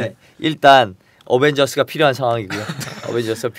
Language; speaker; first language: Korean; native; Korean